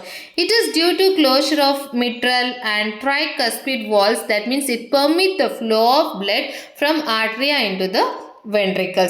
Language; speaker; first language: English; non-native, local second language; Tamil